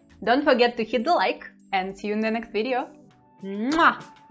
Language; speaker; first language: English; non-native, fluent; Russian